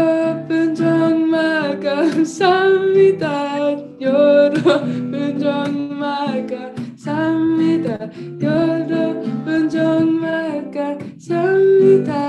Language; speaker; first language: Korean; non-native, learner; Danish